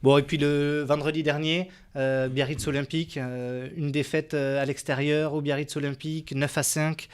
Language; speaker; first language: French; native; French